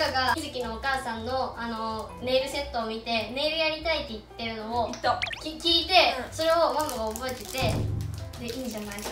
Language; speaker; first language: Japanese; native; Japanese